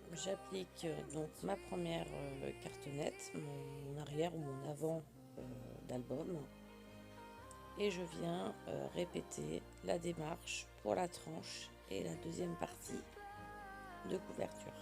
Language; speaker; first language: French; native; French